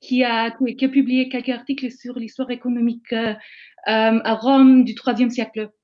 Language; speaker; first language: French; non-native, fluent; English